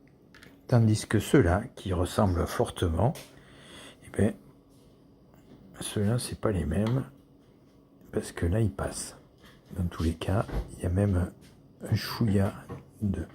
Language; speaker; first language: French; native; French